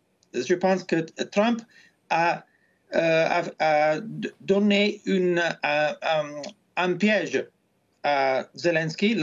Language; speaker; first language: French; non-native, fluent; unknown